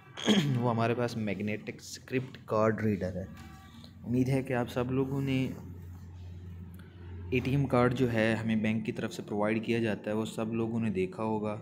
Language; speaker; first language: Hindi; non-native, local second language; Punjabi